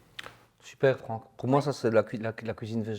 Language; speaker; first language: French; native; French